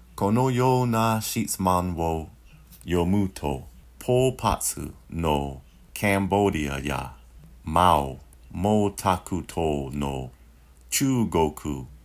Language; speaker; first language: Japanese; non-native, learner; English